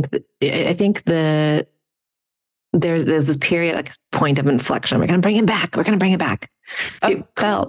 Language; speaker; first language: English; non-native, fluent; Russian